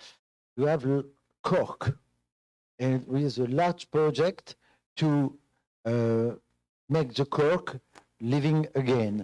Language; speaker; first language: English; non-native, fluent; French